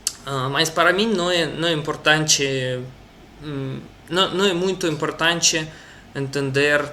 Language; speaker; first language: Portuguese; non-native, learner; Russian